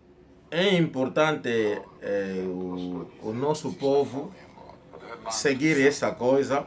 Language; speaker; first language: Portuguese; non-native, local second language; Kongo